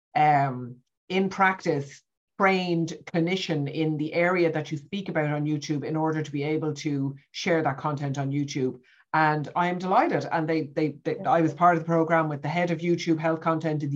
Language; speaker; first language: English; native; English